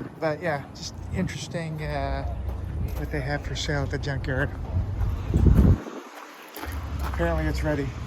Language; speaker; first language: English; native; English